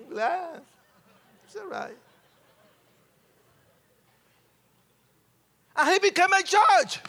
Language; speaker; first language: English; non-native, fluent; Spanish